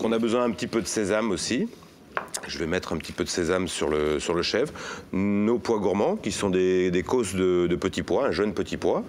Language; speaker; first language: French; native; French